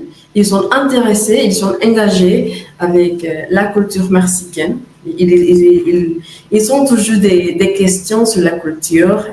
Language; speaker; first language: French; non-native, fluent; Spanish